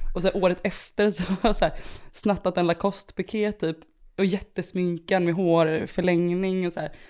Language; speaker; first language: Swedish; early bilingual, other home language; Romanian